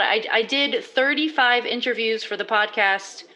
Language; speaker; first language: English; native; English